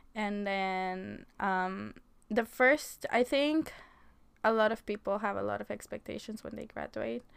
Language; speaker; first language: English; non-native, fluent; Spanish